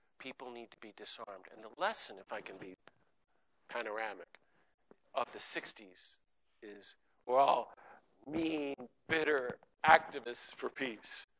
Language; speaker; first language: English; native; English